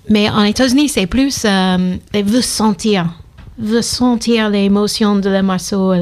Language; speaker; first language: French; non-native, learner; English